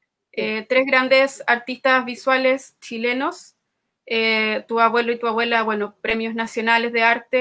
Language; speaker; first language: Spanish; native; Spanish